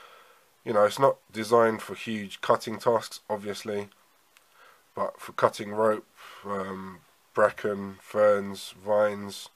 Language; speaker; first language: English; native; English